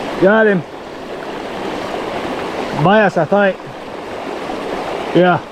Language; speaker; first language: English; native; English